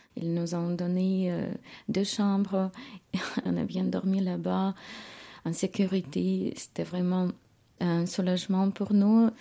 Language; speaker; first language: French; non-native, fluent; Ukrainian